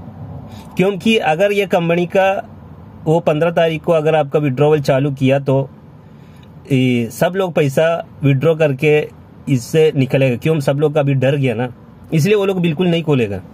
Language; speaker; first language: Hindi; non-native, local second language; Malayalam